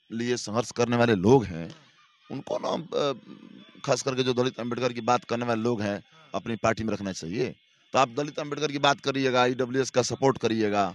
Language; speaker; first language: Hindi; native; Hindi